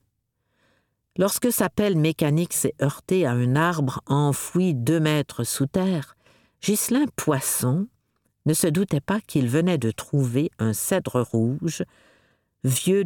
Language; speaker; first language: French; native; French